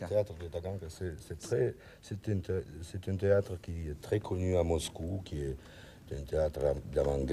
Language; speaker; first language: French; non-native, learner; Russian